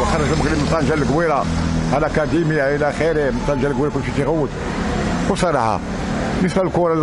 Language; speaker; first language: Arabic; native; Arabic